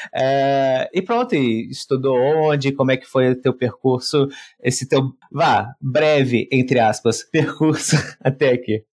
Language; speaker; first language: Portuguese; native; Portuguese